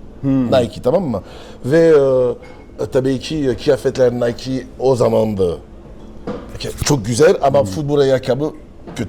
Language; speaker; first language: Turkish; non-native, learner; French